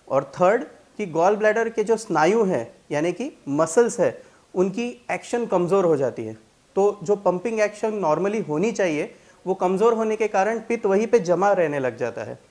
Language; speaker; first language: Hindi; non-native, local second language; Marathi